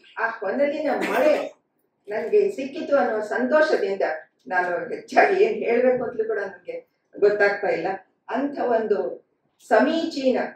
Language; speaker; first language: Kannada; native; Kannada